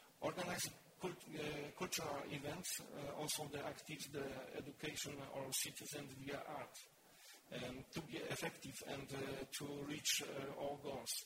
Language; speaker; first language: English; non-native, learner; Polish